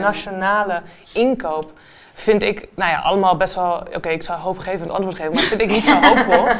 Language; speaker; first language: Dutch; native; Dutch